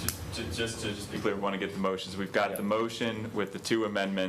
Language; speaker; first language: English; native; English